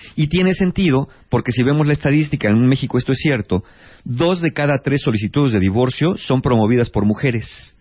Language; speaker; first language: Spanish; native; Spanish